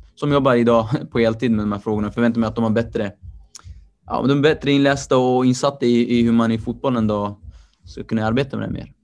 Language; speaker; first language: Swedish; early bilingual, other home language; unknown